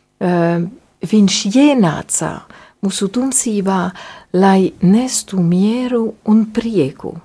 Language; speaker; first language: Latvian; non-native, fluent; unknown